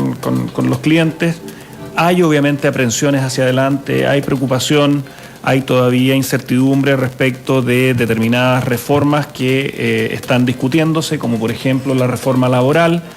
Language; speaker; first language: Spanish; native; Spanish